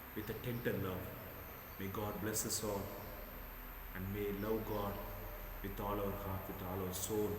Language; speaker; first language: English; non-native, local second language; Telugu